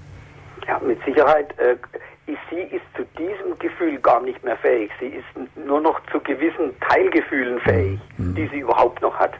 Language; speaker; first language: German; native; German